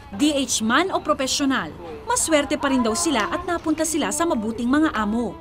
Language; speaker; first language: Filipino; native; Filipino